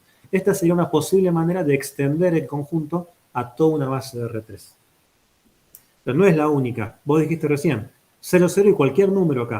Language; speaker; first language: Spanish; native; Spanish